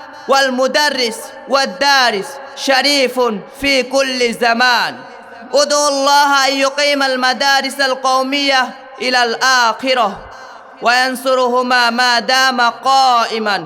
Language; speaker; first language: Arabic; non-native, learner; Bangla